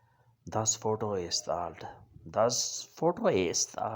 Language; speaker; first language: German; non-native, learner; Urdu